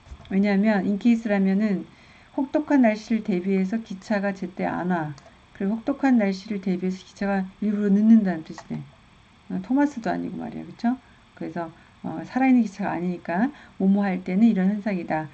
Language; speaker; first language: Korean; native; Korean